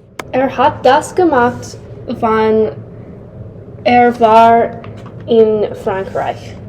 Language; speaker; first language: German; non-native, learner; English